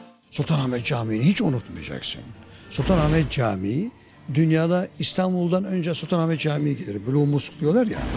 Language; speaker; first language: Turkish; native; Turkish